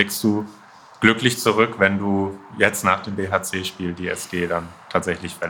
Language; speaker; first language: German; native; German